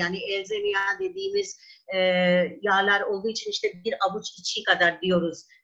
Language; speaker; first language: Turkish; non-native, fluent; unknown